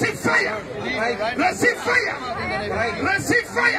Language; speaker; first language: English; non-native, learner; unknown